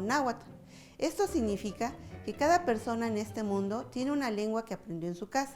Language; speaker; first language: Spanish; native; Spanish